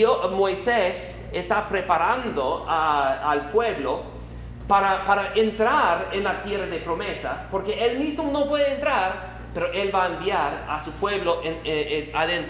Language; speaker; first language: Spanish; non-native, fluent; English